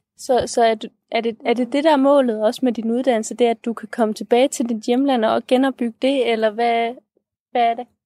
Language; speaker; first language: Danish; native; Danish